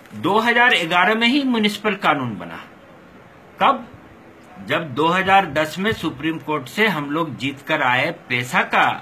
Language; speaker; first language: Hindi; non-native, local second language; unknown